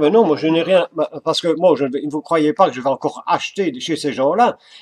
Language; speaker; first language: French; native; French